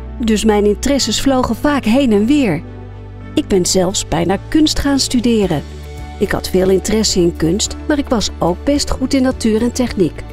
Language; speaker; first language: Dutch; non-native, fluent; English